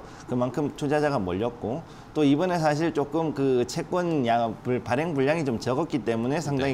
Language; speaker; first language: Korean; native; Korean